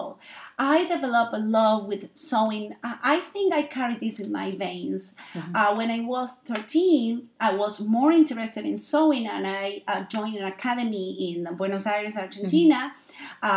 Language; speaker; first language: English; non-native, fluent; Spanish